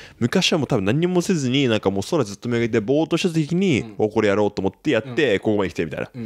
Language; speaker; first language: Japanese; native; Japanese